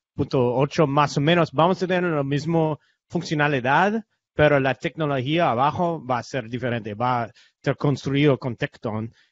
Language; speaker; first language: Spanish; non-native, learner; English